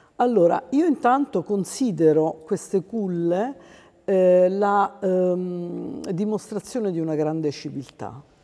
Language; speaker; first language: Italian; native; Italian